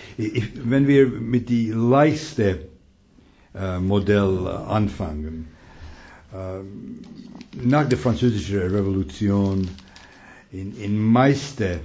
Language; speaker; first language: German; non-native, fluent; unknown